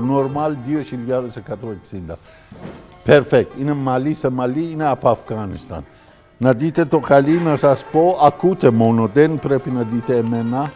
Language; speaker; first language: Greek; non-native, learner; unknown